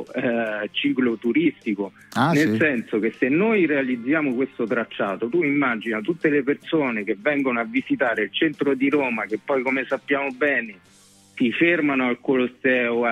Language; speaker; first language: Italian; native; Italian